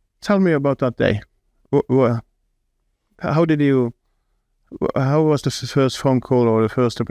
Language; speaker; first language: English; non-native, fluent; Norwegian